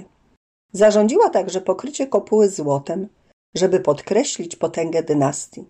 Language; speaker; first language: Polish; native; Polish